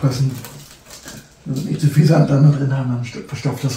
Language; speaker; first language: German; native; German